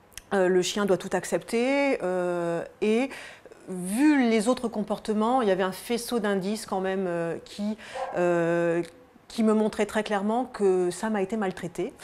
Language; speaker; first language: French; native; French